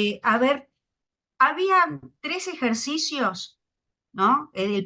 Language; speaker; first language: Spanish; native; Spanish